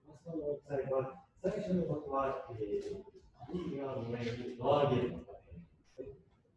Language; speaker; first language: Japanese; non-native, fluent; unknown